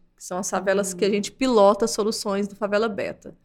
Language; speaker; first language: Portuguese; native; Portuguese